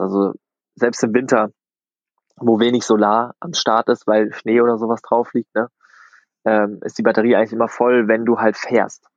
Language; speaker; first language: German; native; German